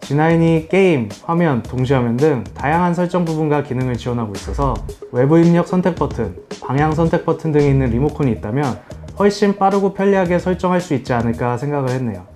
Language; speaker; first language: Korean; native; Korean